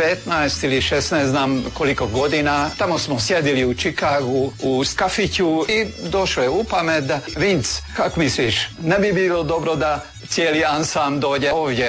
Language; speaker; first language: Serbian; early bilingual, heritage; Serbian